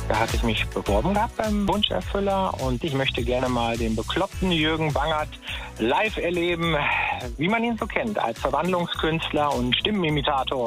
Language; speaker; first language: German; native; German